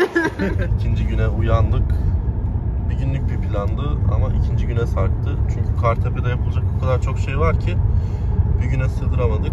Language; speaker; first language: Turkish; native; Turkish